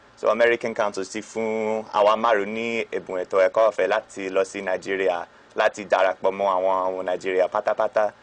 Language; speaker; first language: Yoruba; non-native, fluent; English